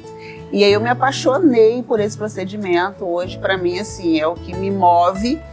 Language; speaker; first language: Portuguese; native; Portuguese